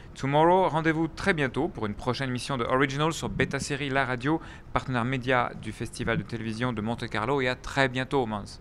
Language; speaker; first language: French; native; French